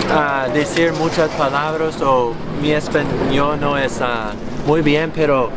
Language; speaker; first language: Spanish; non-native, learner; English